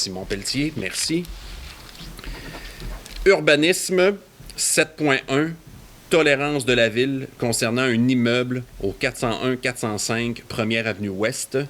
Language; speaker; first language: French; native; French